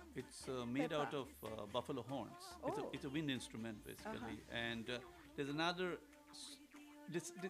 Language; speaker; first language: English; non-native, local second language; Assamese